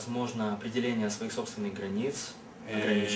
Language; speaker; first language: Russian; native; Russian